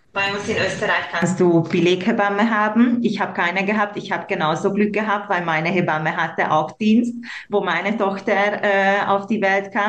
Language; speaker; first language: German; non-native, local second language; Hungarian